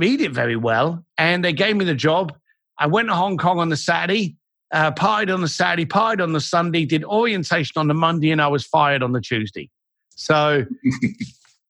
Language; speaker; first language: English; native; English